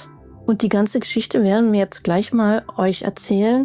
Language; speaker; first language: German; native; German